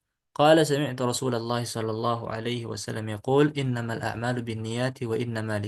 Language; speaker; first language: Arabic; non-native, fluent; Indonesian